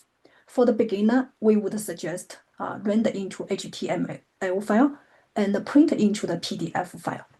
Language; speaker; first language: English; non-native, fluent; Chinese